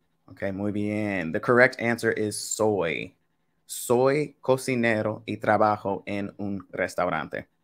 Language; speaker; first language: Spanish; non-native, fluent; English